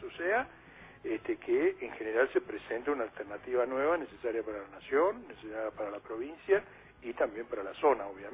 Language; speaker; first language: Spanish; native; Spanish